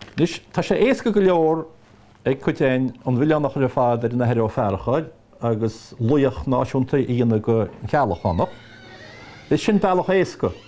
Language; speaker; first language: Irish; native; Irish